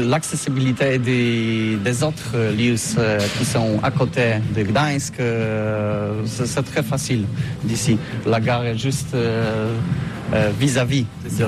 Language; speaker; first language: French; non-native, learner; Polish